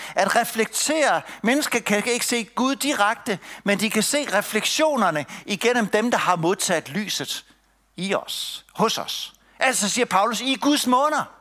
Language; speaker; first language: Danish; native; Danish